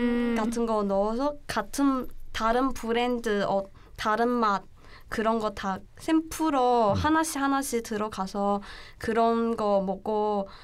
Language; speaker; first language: Korean; non-native, learner; Chinese